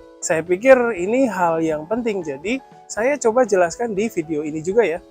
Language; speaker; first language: Indonesian; native; Indonesian